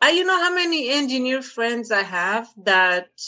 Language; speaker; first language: English; non-native, fluent; Hebrew